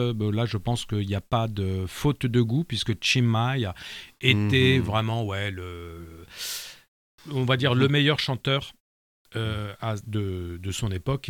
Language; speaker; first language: French; native; French